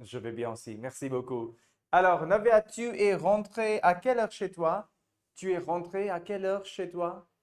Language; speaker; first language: French; non-native, fluent; Hindi